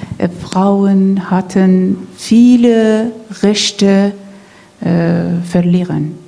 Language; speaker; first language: German; non-native, learner; Persian